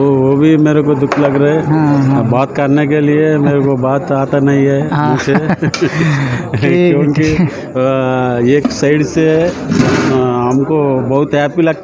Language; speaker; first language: Hindi; non-native, local second language; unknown